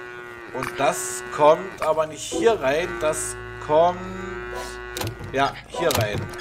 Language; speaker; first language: German; native; German